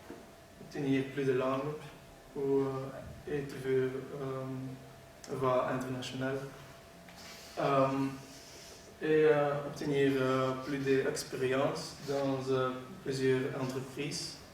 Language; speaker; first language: French; non-native, learner; Dutch